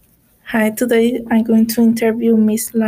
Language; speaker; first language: English; non-native, learner; Spanish